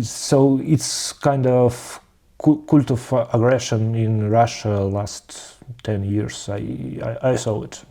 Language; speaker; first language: English; non-native, learner; Russian